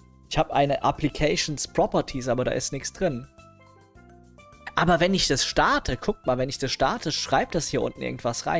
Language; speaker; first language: German; native; German